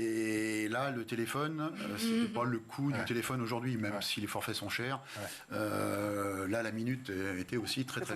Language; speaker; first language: French; native; French